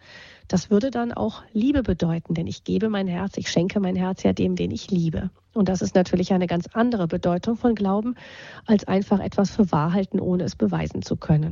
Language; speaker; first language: German; native; German